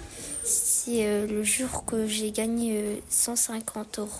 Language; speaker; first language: French; early bilingual, other home language; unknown